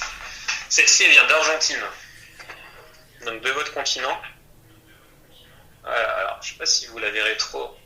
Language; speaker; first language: French; native; French